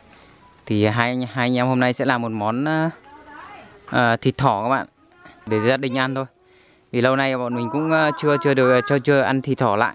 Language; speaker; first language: Vietnamese; native; Vietnamese